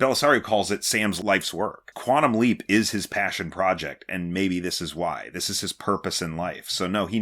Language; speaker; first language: English; native; English